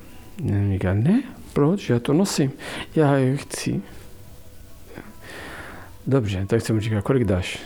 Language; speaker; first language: Czech; non-native, fluent; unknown